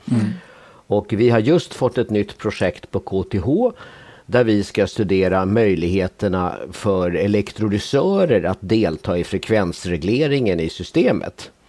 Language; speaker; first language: Swedish; native; Swedish